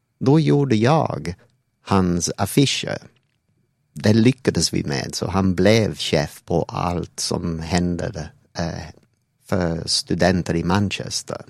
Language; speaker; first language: Swedish; non-native, fluent; English